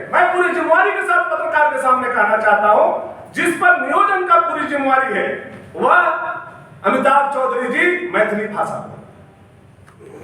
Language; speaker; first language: Hindi; native; Hindi